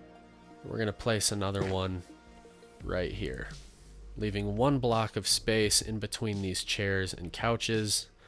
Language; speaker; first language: English; native; English